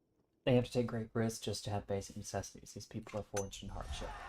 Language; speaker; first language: English; native; English